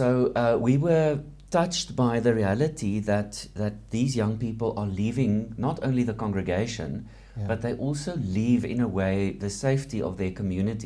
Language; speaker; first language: English; non-native, local second language; Afrikaans